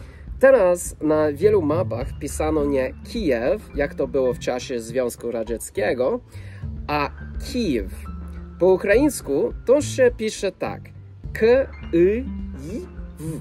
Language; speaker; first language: Polish; non-native, fluent; English